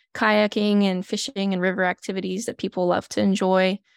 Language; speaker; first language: English; native; English